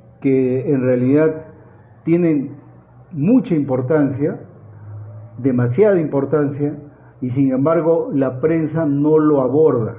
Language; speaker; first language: Spanish; native; Spanish